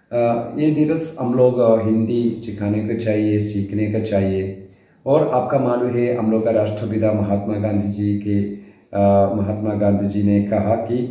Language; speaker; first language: Hindi; non-native, local second language; Malayalam